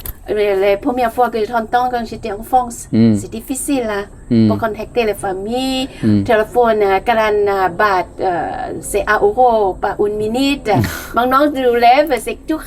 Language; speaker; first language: French; non-native, learner; Thai